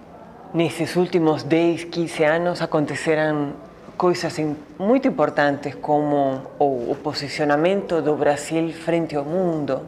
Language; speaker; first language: Spanish; non-native, learner; Portuguese